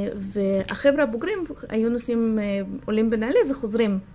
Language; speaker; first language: Hebrew; non-native, fluent; Russian